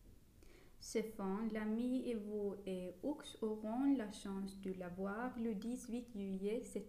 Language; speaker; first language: French; non-native, learner; Swedish